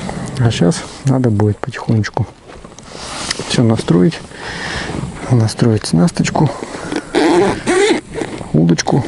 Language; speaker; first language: Russian; native; Russian